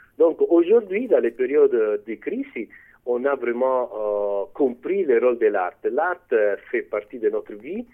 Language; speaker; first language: French; non-native, fluent; Italian